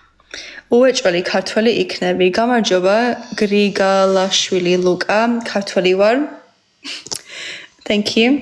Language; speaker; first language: Georgian; early bilingual, heritage; Georgian